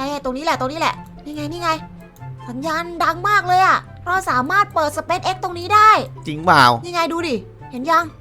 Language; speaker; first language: Thai; native; Thai